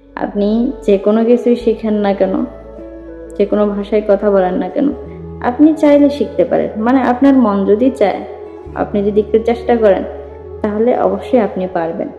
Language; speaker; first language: Bangla; native; Bangla